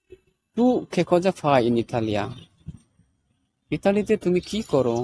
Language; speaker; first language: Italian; non-native, fluent; Bangla